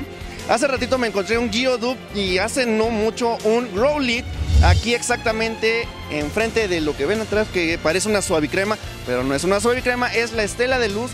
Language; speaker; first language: Spanish; native; Spanish